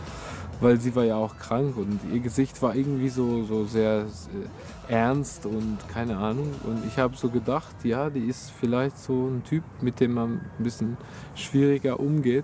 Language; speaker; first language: German; non-native, fluent; Albanian